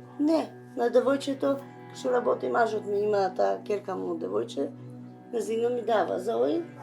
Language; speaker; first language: Macedonian; non-native, fluent; Albanian